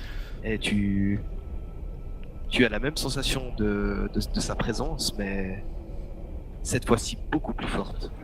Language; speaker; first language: French; native; French